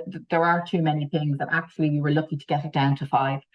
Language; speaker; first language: English; native; English